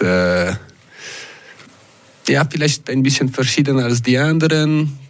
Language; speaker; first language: German; non-native, local second language; French